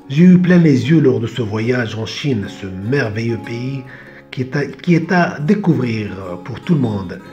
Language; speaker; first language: French; non-native, local second language; Arabic